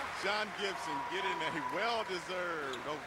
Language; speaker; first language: English; native; English